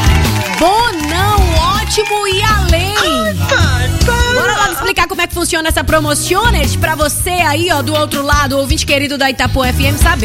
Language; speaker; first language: Portuguese; native; Portuguese